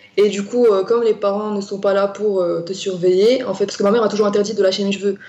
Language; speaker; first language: French; non-native, local second language; Arabic